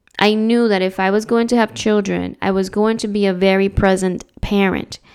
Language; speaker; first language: English; early bilingual, other home language; Spanish